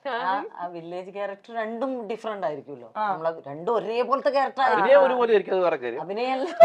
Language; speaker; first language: Malayalam; native; Malayalam